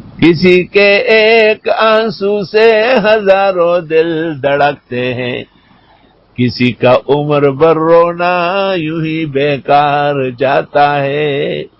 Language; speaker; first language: Urdu; non-native, local second language; Pashto